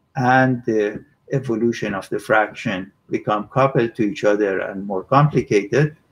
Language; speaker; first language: English; non-native, fluent; Persian